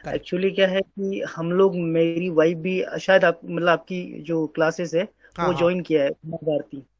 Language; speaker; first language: Hindi; native; Hindi